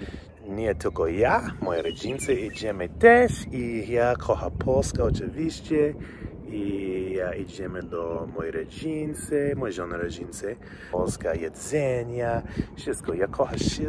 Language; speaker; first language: Polish; non-native, learner; English